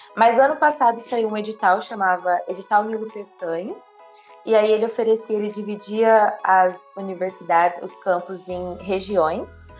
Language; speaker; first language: Portuguese; native; Portuguese